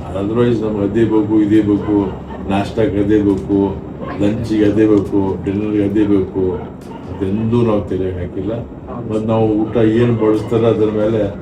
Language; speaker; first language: Kannada; non-native, local second language; Lambadi